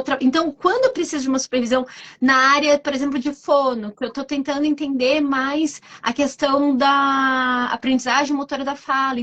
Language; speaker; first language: Portuguese; native; Portuguese